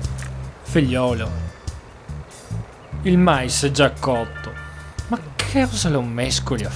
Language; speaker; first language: Italian; native; Italian